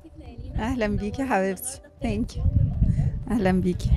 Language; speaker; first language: Arabic; native; Arabic